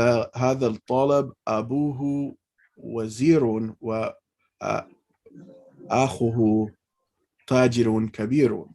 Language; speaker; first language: Arabic; non-native, fluent; English